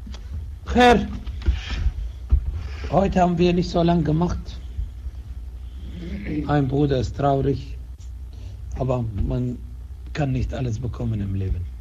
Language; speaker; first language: German; non-native, fluent; Arabic